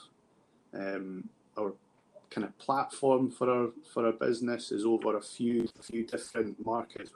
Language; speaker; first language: English; native; English